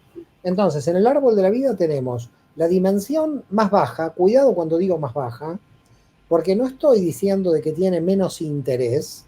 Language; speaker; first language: Spanish; native; Spanish